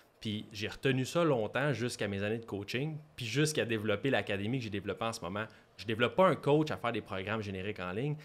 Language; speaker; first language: French; native; French